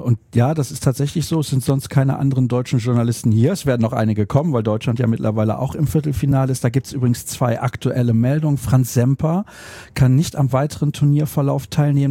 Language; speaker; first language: German; native; German